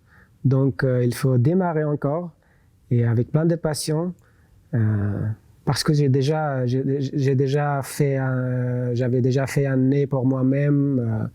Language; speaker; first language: French; non-native, local second language; Persian